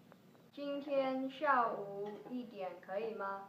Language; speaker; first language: Chinese; non-native, learner; English